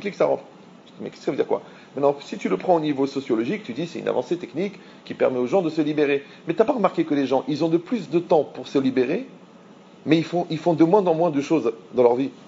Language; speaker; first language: French; native; French